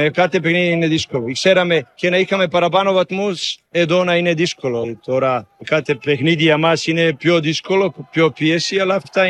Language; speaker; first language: Greek; non-native, learner; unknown